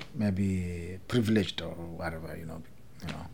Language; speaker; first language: English; non-native, fluent; Oromo